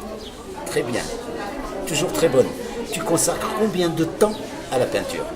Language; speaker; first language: French; non-native, local second language; Arabic